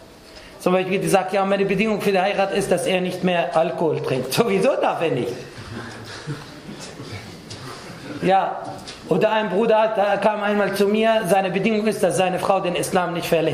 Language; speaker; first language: German; non-native, fluent; Arabic